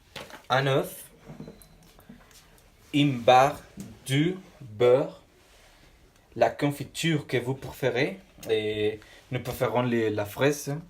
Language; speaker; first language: French; non-native, learner; Spanish